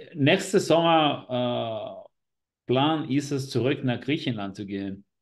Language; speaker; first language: German; non-native, learner; Spanish